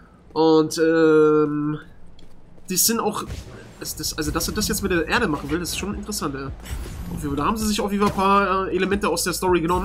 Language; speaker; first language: German; native; German